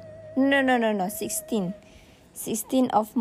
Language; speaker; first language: English; non-native, local second language; Malay